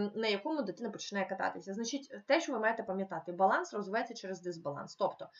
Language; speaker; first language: Ukrainian; non-native, local second language; Russian